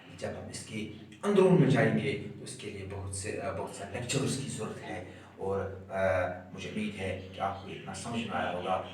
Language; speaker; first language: Urdu; non-native, local second language; Kashmiri